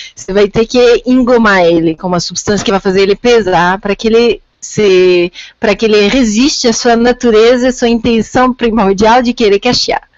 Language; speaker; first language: Portuguese; non-native, fluent; French